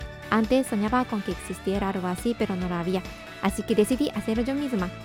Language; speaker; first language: Spanish; non-native, fluent; Japanese